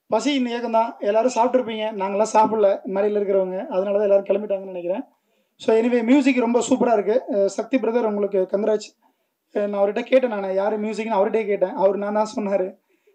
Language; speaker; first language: Tamil; native; Tamil